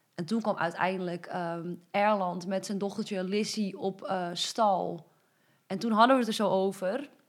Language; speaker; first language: Dutch; native; Dutch